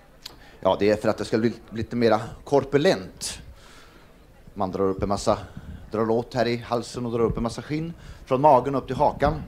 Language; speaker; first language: Swedish; native; Swedish